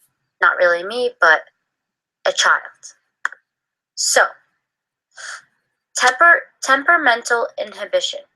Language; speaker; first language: English; native; English